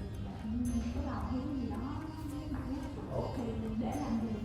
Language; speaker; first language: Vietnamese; non-native, learner; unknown